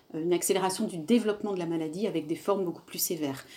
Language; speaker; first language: French; native; French